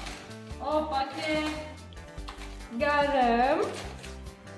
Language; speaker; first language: Indonesian; non-native, learner; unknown